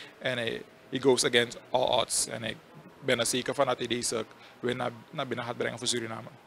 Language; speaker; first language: Dutch; native; Dutch